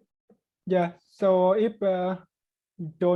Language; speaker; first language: English; non-native, learner; Vietnamese